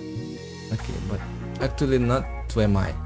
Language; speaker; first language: English; non-native, learner; Indonesian